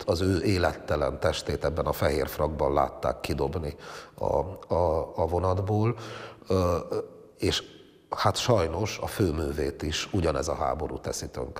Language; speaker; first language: Hungarian; native; Hungarian